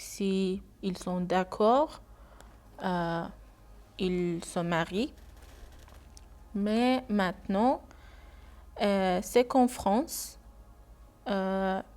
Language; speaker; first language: French; non-native, learner; Persian